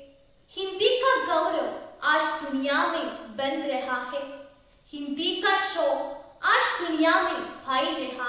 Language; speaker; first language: Hindi; non-native, local second language; Malayalam